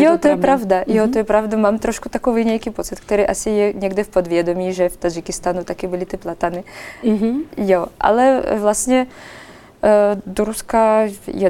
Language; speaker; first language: Czech; non-native, fluent; Russian